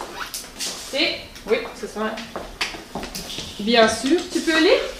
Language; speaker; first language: French; non-native, local second language; Dutch